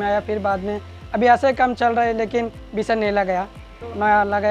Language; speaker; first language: Hindi; non-native, learner; Bangla